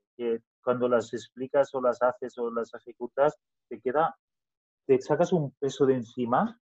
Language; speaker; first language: Spanish; non-native, local second language; Catalan